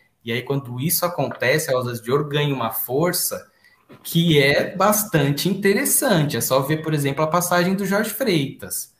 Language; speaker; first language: Portuguese; native; Portuguese